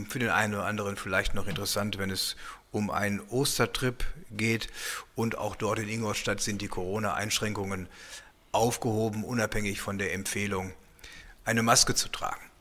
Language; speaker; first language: German; native; German